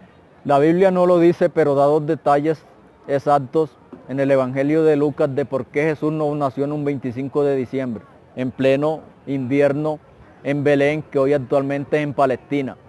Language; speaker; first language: Spanish; native; Spanish